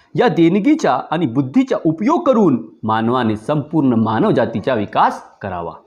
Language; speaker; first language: Marathi; non-native, local second language; Urdu